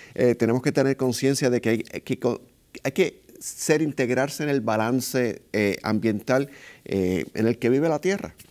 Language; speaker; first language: Spanish; native; Spanish